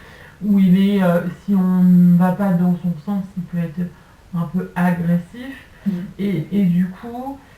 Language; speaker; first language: French; native; French